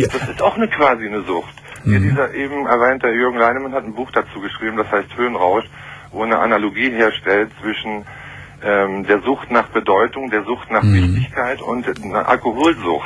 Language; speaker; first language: German; native; German